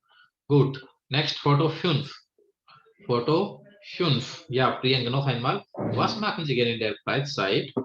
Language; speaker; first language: German; non-native, fluent; Hindi